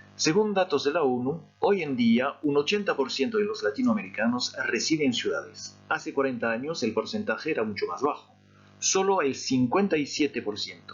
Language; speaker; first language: Spanish; non-native, fluent; French